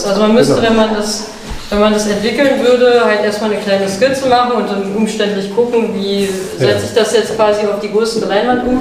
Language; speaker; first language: German; native; German